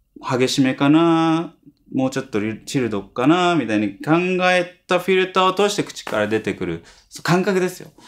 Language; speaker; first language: Japanese; early bilingual, heritage; Japanese